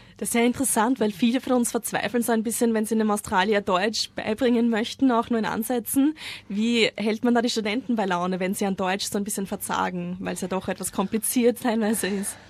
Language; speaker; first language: German; native; German